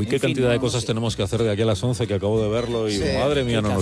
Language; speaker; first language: Spanish; native; Spanish